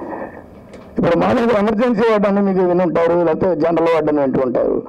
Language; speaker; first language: Telugu; native; Telugu